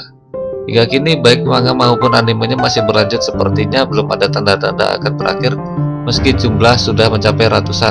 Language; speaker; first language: Indonesian; native; Indonesian